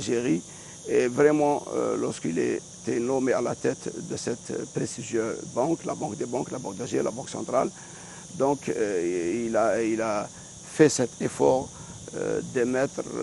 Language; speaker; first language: French; non-native, local second language; Arabic